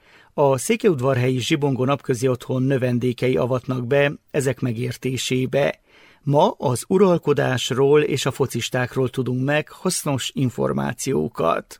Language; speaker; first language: Hungarian; native; Hungarian